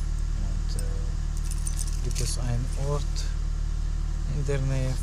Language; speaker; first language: German; non-native, learner; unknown